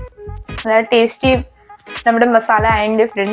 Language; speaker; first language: Malayalam; non-native, fluent; Hindi